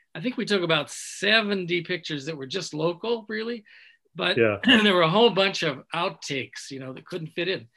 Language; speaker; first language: English; native; English